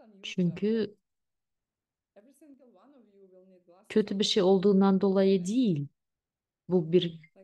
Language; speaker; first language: Turkish; non-native, fluent; Russian